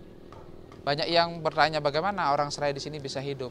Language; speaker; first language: Indonesian; non-native, local second language; Balinese